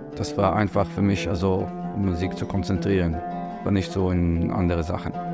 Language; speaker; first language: German; non-native, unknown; Arabic